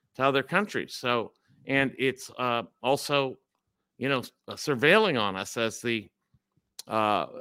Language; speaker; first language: English; native; English